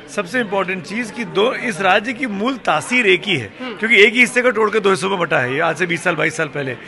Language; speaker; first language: Hindi; native; Hindi